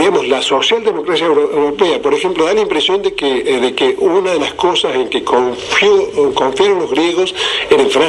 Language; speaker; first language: Spanish; native; Spanish